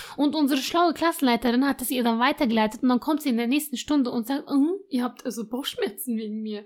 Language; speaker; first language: German; early bilingual, other home language; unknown